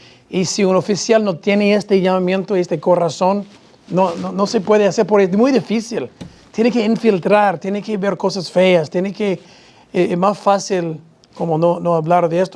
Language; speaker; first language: Spanish; non-native, fluent; English